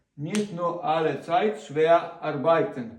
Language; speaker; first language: German; non-native, learner; Ukrainian